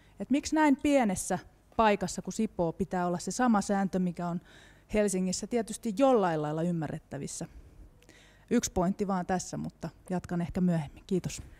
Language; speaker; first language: Finnish; native; Finnish